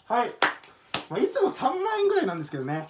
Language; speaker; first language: Japanese; native; Japanese